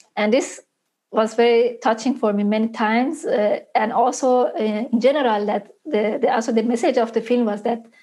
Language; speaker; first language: English; non-native, fluent; Persian